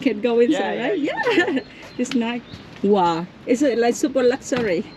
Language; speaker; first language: English; non-native, learner; Vietnamese